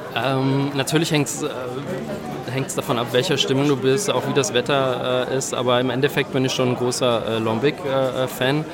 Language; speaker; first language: German; native; German